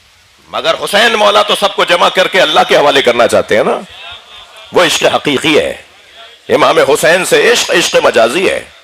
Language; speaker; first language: Urdu; native; Urdu